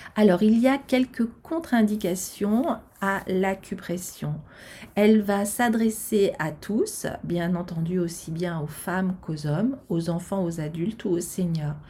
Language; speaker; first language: French; native; French